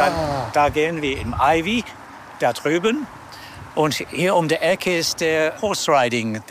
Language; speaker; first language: German; non-native, fluent; English